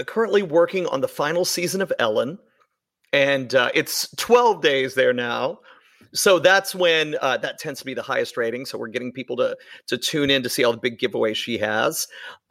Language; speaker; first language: English; native; English